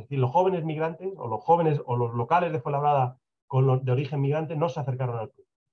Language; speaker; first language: Spanish; native; Spanish